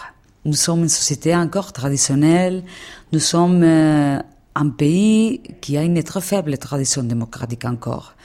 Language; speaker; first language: French; non-native, fluent; Spanish